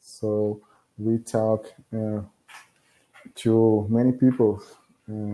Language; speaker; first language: English; non-native, learner; Portuguese